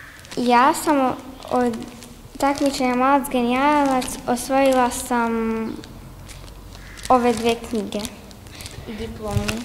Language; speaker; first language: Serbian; non-native, local second language; Romanian